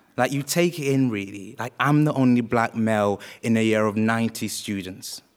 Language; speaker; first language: English; native; English